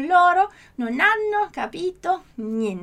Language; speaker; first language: Italian; non-native, fluent; Portuguese